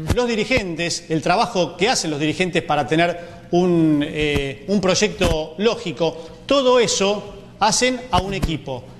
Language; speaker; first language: Spanish; native; Spanish